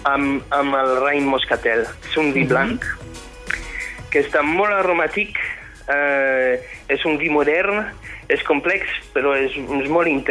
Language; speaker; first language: Catalan; non-native, fluent; French